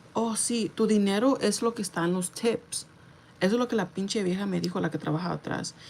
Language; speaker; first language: Spanish; early bilingual, heritage; Spanish